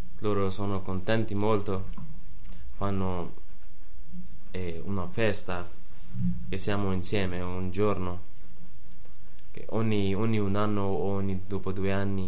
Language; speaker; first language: Italian; non-native, learner; Punjabi